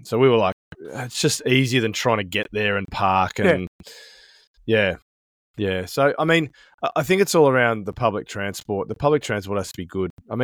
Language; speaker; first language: English; native; English